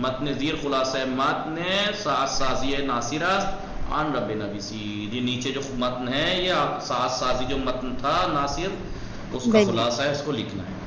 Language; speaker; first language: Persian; non-native, fluent; Urdu